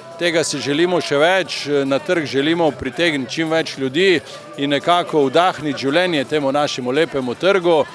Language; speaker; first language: Slovenian; native; Slovenian